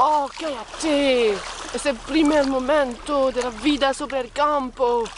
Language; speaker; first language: Spanish; non-native, learner; French